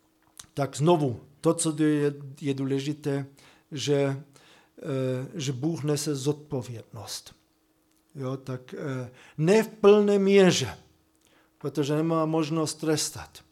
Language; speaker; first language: Czech; non-native, fluent; German